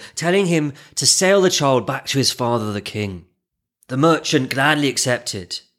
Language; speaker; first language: English; native; English